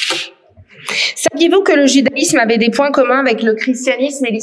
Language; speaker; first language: French; native; French